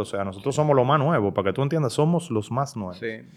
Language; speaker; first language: Spanish; native; Spanish